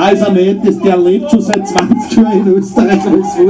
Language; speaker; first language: German; native; German